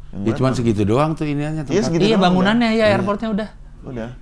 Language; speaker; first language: Indonesian; early bilingual, other home language; Fula